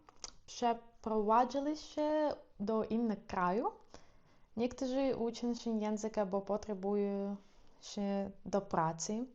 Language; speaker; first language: Polish; non-native, fluent; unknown